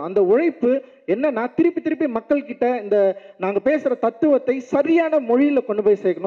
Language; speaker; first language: Tamil; native; Tamil